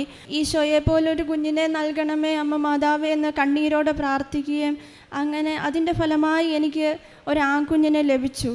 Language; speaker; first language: Malayalam; native; Malayalam